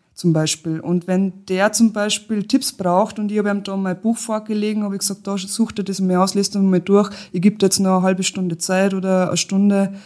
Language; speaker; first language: German; native; German